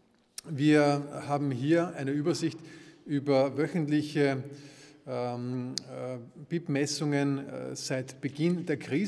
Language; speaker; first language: German; native; German